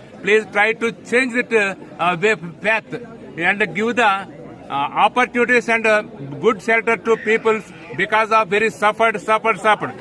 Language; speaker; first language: English; non-native, local second language; Telugu